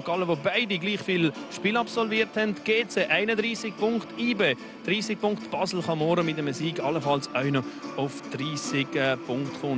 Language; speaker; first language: German; native; German